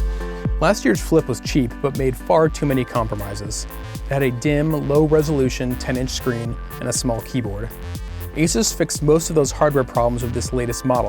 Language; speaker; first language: English; native; English